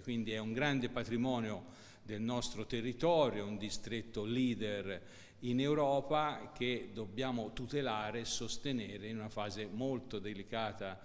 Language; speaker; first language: Italian; native; Italian